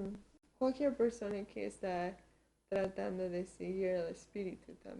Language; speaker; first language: Spanish; early bilingual, heritage; Spanish